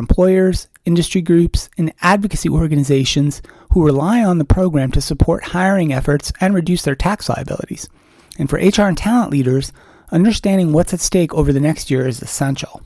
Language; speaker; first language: English; native; English